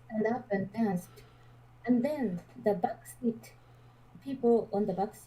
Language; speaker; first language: English; non-native, learner; Japanese